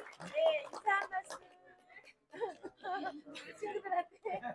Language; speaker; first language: Korean; native; Korean